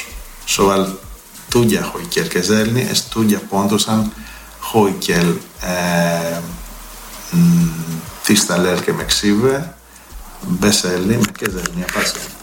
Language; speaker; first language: Hungarian; non-native, learner; Greek